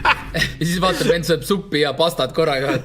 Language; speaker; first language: Estonian; native; Estonian